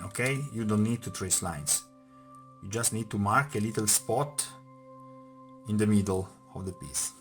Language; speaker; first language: English; non-native, fluent; Italian